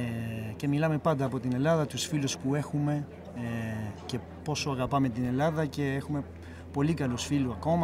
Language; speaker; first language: Greek; non-native, fluent; Spanish